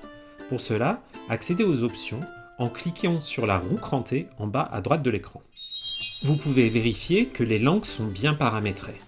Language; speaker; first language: French; native; French